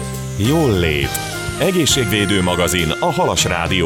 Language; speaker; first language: Hungarian; native; Hungarian